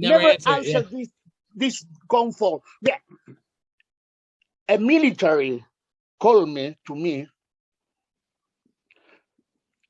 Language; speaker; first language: English; non-native, learner; Spanish